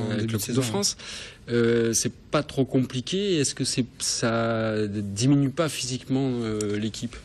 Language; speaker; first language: French; native; French